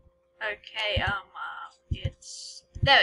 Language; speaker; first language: English; native; English